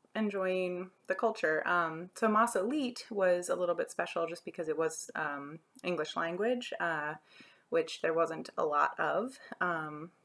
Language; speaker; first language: English; native; English